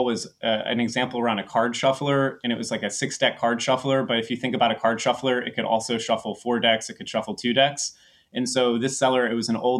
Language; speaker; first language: English; native; English